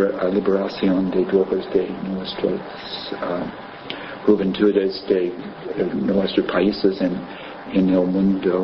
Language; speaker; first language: Spanish; non-native, learner; English